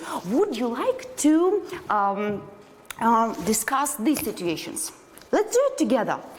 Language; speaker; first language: English; non-native, fluent; Russian